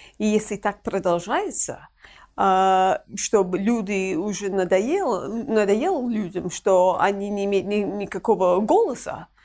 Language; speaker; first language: Russian; non-native, fluent; English